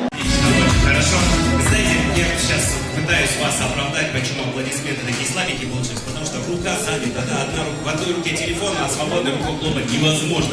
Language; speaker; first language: Russian; non-native, local second language; Kyrgyz